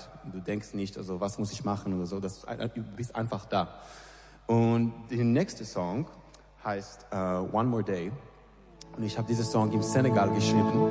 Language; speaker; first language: German; non-native, learner; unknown